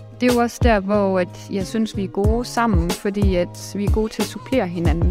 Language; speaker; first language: Danish; native; Danish